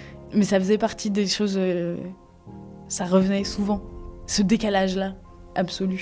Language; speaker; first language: French; native; French